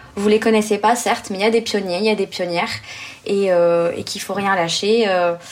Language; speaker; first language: French; early bilingual, other home language; Arabic